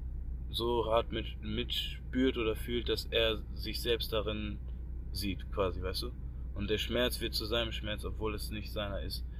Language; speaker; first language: German; native; German